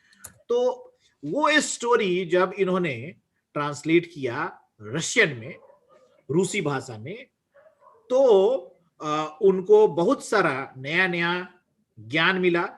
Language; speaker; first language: Hindi; native; Hindi